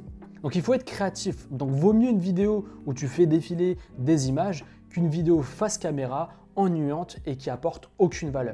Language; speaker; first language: French; native; French